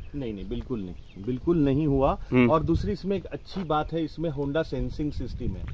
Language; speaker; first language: Hindi; non-native, local second language; Marathi